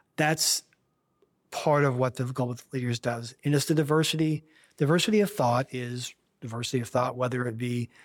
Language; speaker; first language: English; native; English